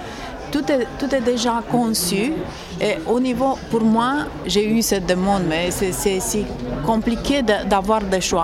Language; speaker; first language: French; non-native, fluent; Romanian